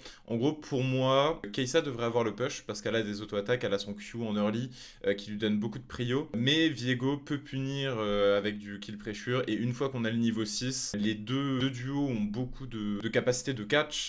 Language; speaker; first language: French; native; French